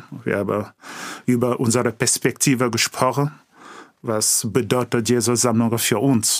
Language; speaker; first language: German; non-native, learner; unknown